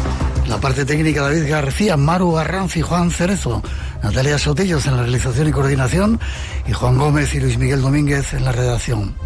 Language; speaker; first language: Spanish; native; Spanish